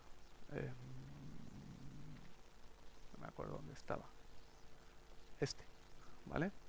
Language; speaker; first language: Spanish; native; Spanish